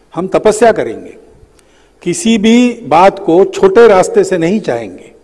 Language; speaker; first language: Hindi; native; Hindi